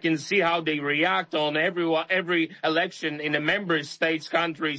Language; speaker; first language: English; non-native, fluent; Polish